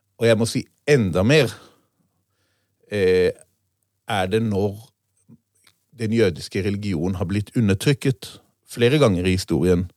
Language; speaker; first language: Norwegian; non-native, fluent; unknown